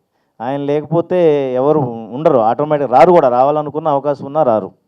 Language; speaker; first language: Telugu; native; Telugu